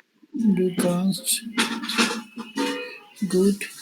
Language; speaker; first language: German; non-native, learner; Urdu